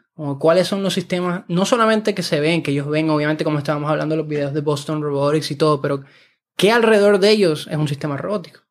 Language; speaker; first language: Spanish; native; Spanish